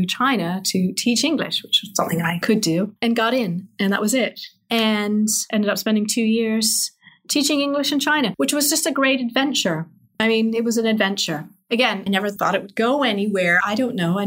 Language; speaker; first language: English; native; English